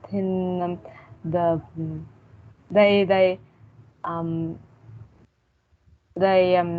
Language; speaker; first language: English; non-native, learner; Vietnamese